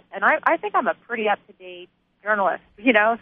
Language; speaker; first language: English; native; English